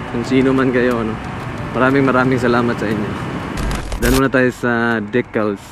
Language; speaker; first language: Filipino; non-native, local second language; Cebuano